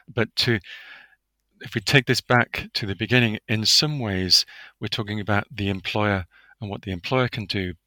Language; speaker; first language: English; native; English